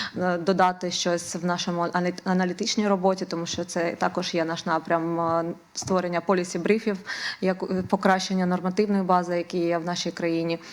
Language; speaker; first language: Ukrainian; native; Ukrainian